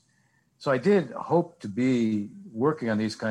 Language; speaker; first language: English; native; English